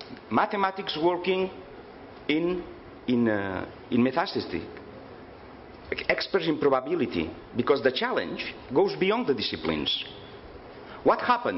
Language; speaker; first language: English; non-native, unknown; Catalan